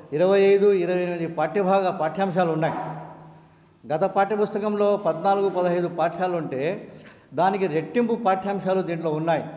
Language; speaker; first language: Telugu; non-native, local second language; Urdu